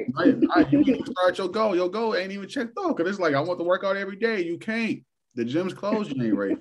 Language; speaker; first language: English; native; English